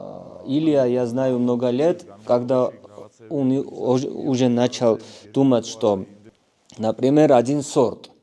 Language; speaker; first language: Russian; non-native, fluent; Georgian